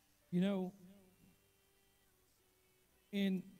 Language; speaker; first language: English; native; English